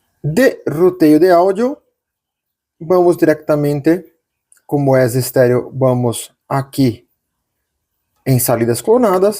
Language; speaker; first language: Spanish; non-native, local second language; Portuguese